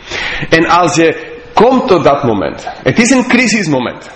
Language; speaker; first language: Dutch; non-native, fluent; English